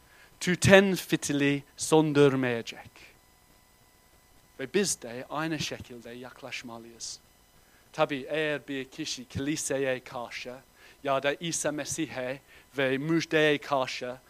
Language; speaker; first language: Turkish; non-native, fluent; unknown